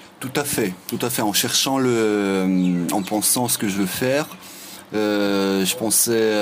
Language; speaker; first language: French; non-native, fluent; Russian